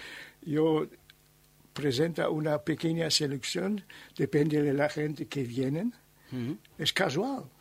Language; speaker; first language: Spanish; non-native, learner; German